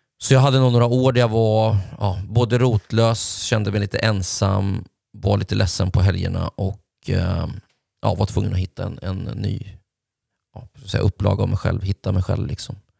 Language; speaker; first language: Swedish; native; Swedish